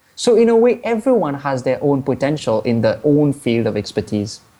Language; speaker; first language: English; non-native, fluent; Morisyen